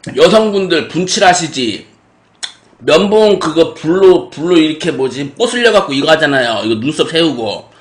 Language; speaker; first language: Korean; native; Korean